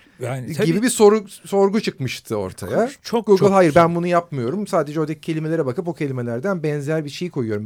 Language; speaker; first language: Turkish; native; Turkish